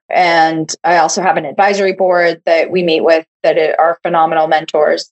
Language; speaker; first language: English; early bilingual, other home language; Hebrew